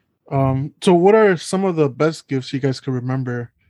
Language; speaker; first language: English; early bilingual, other home language; Spanish